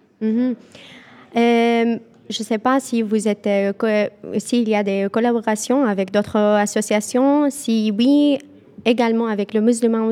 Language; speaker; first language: French; non-native, fluent; Arabic